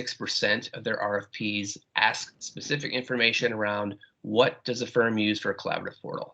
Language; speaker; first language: English; native; English